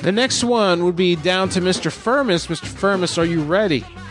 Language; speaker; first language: English; early bilingual, other home language; Spanish